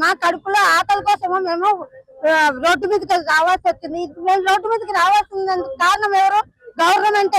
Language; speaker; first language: Telugu; native; Telugu